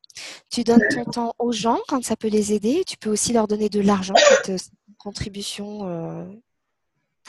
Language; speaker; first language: French; native; French